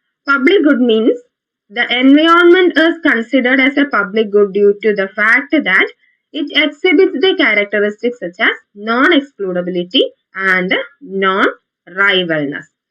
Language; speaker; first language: English; non-native, local second language; Malayalam